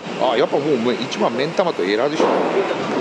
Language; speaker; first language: Japanese; native; Japanese